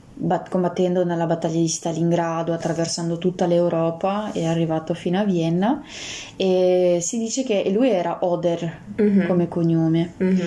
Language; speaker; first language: Italian; non-native, fluent; Russian